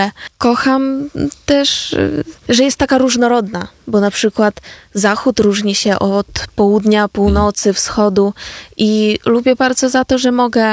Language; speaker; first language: Polish; non-native, fluent; Ukrainian